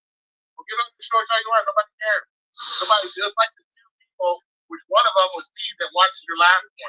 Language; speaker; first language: English; native; English